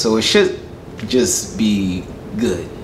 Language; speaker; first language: English; native; English